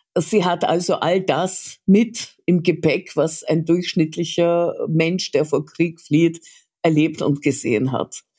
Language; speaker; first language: German; early bilingual, other home language; Russian